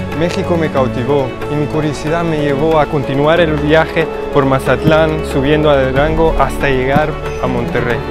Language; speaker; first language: Spanish; non-native, fluent; Swiss German